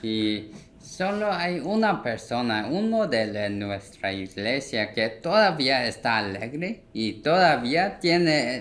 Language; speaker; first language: Spanish; non-native, learner; Korean